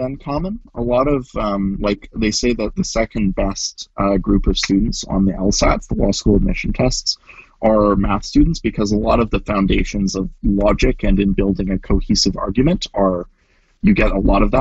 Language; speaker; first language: English; native; English